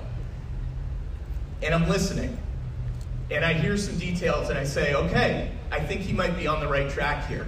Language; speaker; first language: English; native; English